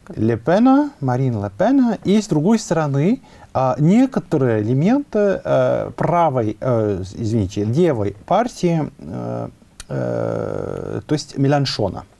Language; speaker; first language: Russian; non-native, fluent; French